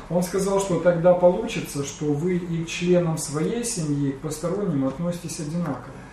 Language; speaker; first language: Russian; native; Russian